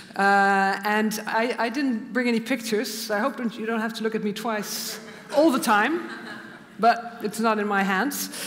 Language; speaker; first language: English; non-native, fluent; Dutch